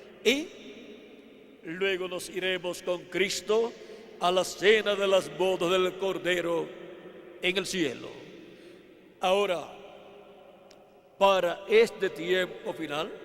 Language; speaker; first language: Spanish; native; Spanish